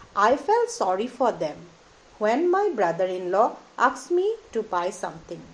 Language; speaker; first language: English; non-native, local second language; Assamese